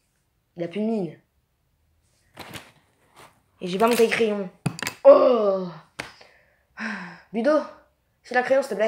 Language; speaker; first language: French; native; French